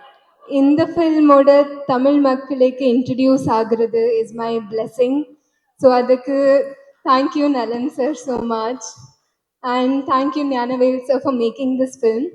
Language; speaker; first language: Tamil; non-native, learner; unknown